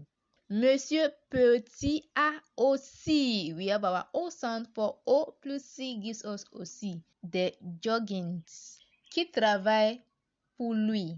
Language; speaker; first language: French; non-native, learner; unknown